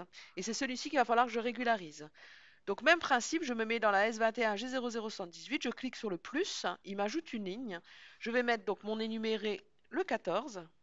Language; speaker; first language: French; native; French